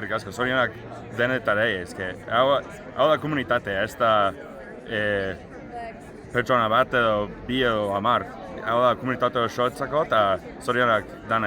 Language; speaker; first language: Basque; non-native, learner; English